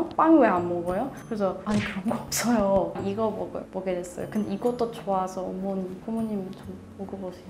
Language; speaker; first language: Korean; non-native, learner; Swedish